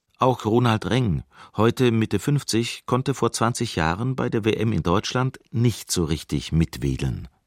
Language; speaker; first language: German; native; German